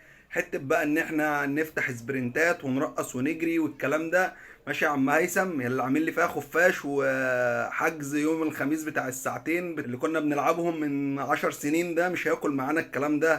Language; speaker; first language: Arabic; native; Arabic